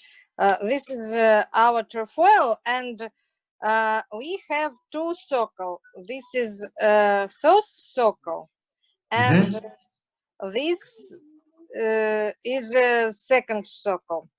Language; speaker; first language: English; non-native, learner; Russian